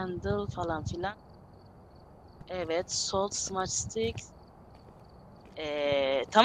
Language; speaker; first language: Turkish; native; Turkish